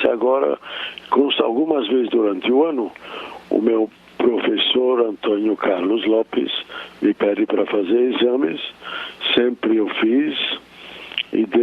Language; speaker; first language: Portuguese; non-native, fluent; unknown